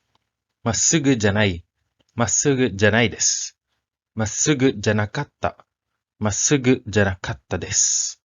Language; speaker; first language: Japanese; non-native, learner; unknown